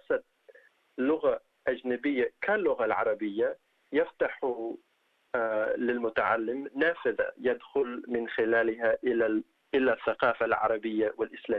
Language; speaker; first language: Arabic; non-native, fluent; English